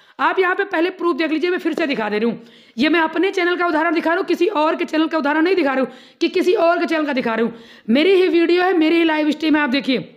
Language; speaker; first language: Hindi; native; Hindi